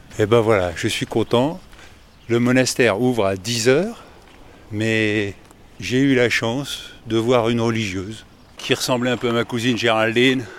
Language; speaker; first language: French; native; French